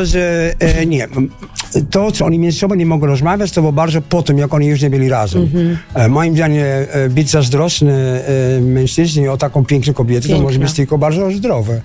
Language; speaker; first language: Polish; non-native, fluent; Dutch